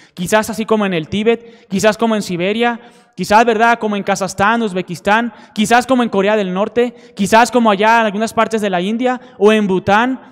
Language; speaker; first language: Spanish; native; Spanish